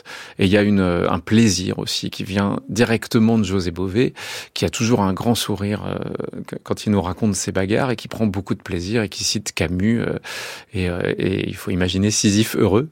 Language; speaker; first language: French; native; French